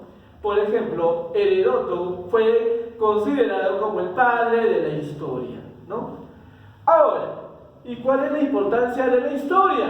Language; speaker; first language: Spanish; native; Spanish